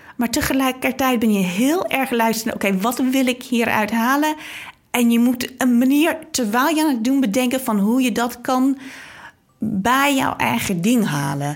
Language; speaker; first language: Dutch; non-native, fluent; English